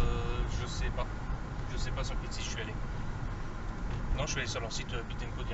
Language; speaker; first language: French; native; French